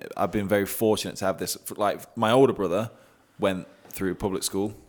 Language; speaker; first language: English; native; English